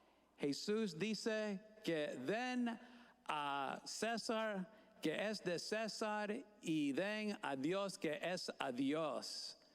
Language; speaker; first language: Spanish; non-native, fluent; English